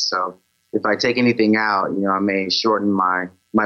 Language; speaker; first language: English; native; English